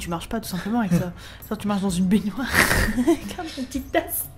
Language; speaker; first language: French; native; French